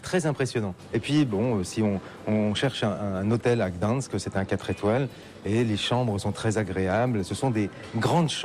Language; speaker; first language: French; native; French